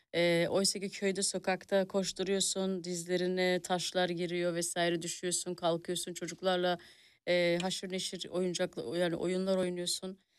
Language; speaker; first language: Turkish; early bilingual, heritage; Turkish